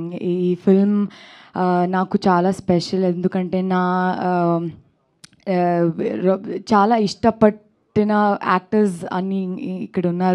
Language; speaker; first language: Telugu; non-native, learner; Kannada